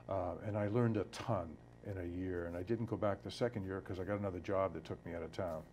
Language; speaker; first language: English; native; English